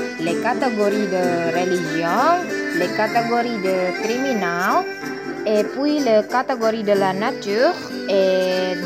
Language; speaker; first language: French; non-native, learner; Indonesian